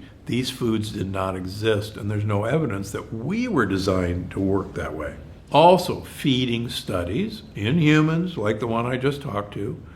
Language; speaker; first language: English; native; English